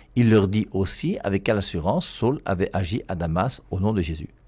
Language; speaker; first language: French; native; French